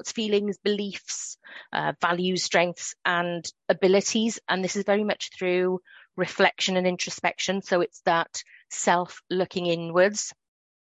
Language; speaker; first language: English; native; English